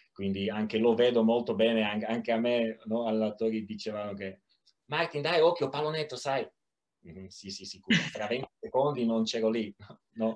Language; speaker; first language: Italian; non-native, learner; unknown